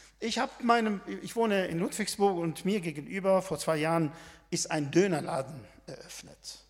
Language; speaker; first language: German; non-native, fluent; Arabic